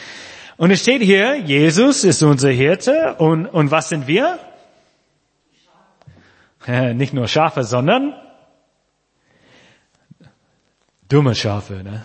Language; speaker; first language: German; non-native, fluent; English